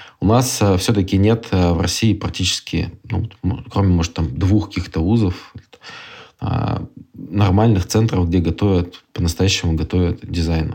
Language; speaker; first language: Russian; native; Russian